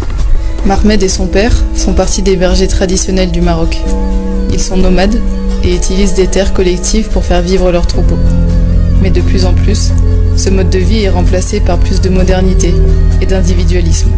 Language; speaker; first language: French; native; French